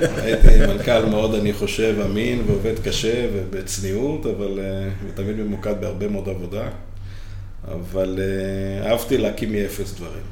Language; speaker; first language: Hebrew; native; Hebrew